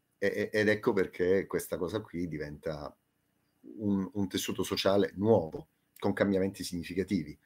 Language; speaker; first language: Italian; native; Italian